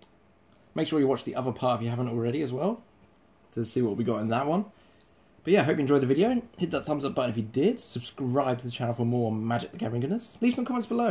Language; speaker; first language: English; native; English